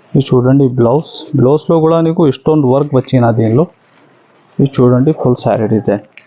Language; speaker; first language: Telugu; non-native, local second language; Urdu